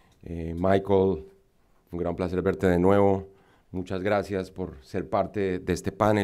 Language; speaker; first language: Spanish; native; Spanish